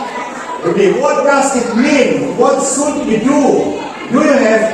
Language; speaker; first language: English; non-native, learner; Indonesian